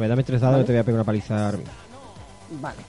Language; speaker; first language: Spanish; native; Spanish